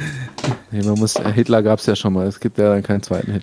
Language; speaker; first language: German; native; German